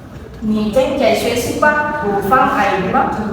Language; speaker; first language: Chinese; non-native, fluent; Indonesian